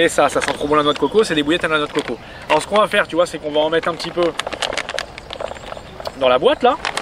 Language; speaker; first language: French; native; French